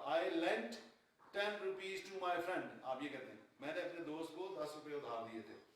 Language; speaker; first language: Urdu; non-native, local second language; Punjabi